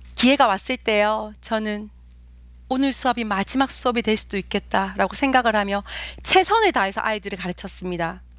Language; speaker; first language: Korean; native; Korean